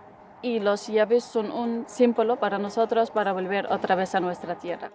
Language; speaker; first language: Spanish; non-native, fluent; Arabic